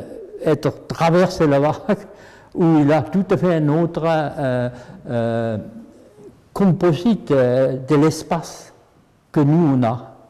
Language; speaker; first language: French; non-native, fluent; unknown